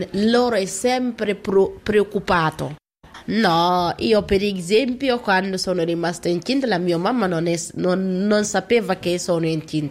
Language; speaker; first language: Italian; non-native, learner; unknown